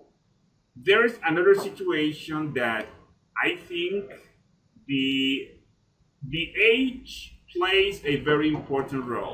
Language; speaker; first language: English; non-native, fluent; Spanish